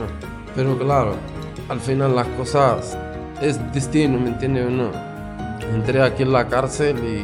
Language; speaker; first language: Spanish; non-native, fluent; Arabic